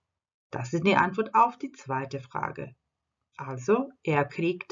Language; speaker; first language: German; non-native, fluent; Croatian